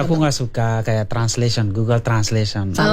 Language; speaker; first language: Indonesian; non-native, learner; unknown